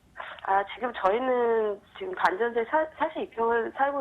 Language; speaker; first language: Korean; native; Korean